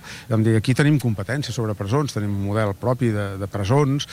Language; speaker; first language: Catalan; native; Catalan